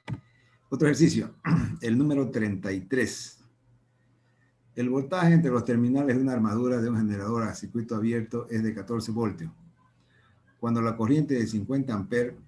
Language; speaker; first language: Spanish; native; Spanish